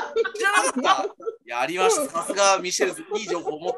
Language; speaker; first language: Japanese; native; Japanese